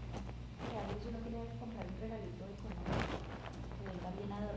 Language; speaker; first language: Spanish; native; Spanish